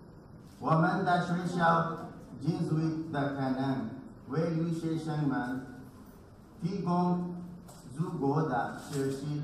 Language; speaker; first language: Chinese; non-native, learner; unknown